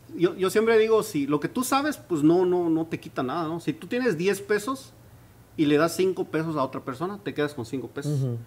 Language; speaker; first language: Spanish; non-native, local second language; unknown